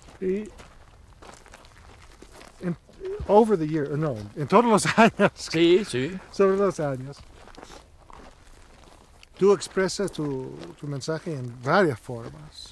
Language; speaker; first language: Spanish; non-native, learner; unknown